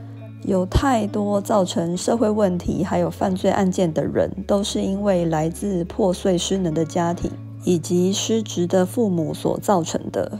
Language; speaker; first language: Chinese; native; Chinese